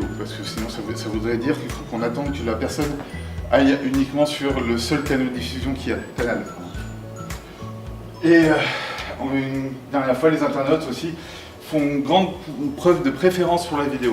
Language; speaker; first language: French; native; French